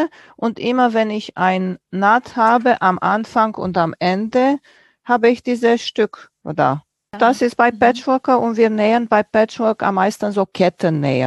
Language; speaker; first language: German; non-native, fluent; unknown